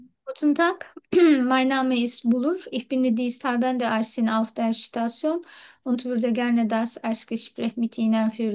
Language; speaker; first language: German; non-native, learner; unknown